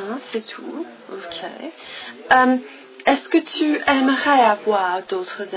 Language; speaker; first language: French; non-native, fluent; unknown